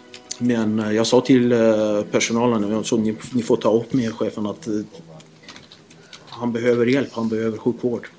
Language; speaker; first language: Swedish; non-native, fluent; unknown